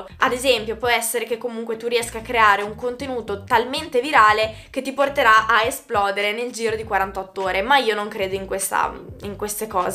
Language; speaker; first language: Italian; native; Italian